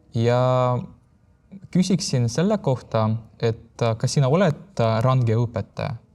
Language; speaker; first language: Estonian; non-native, local second language; Russian